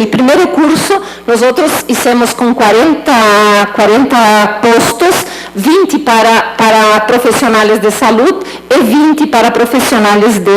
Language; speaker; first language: Spanish; non-native, learner; Portuguese